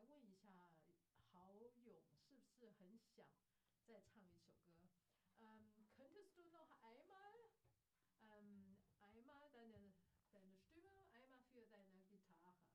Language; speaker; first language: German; non-native, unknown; Chinese